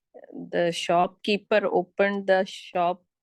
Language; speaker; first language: English; non-native, learner; Urdu